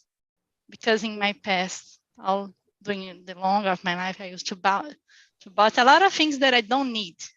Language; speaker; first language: English; non-native, learner; Portuguese